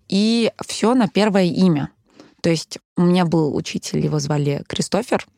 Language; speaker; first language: Russian; early bilingual, heritage; Russian